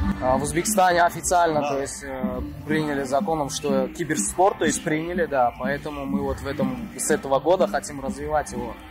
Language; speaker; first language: Russian; non-native, local second language; Uzbek